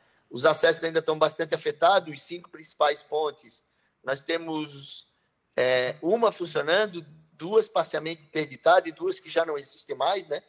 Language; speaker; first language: Portuguese; native; Portuguese